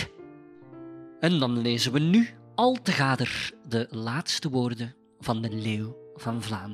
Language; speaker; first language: Dutch; native; Dutch